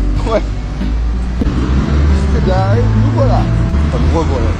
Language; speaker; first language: French; native; French